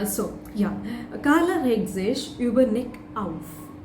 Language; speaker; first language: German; non-native, fluent; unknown